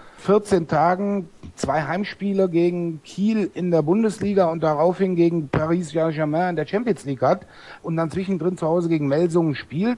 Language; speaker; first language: German; native; German